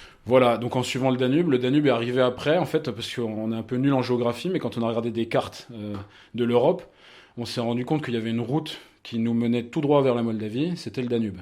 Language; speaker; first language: French; native; French